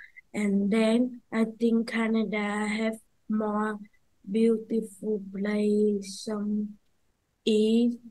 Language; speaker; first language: English; non-native, learner; Vietnamese